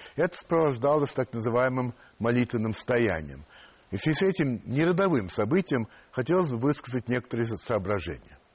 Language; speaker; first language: Russian; non-native, fluent; French